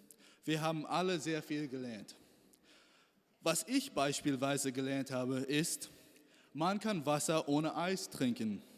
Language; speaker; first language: German; non-native, learner; English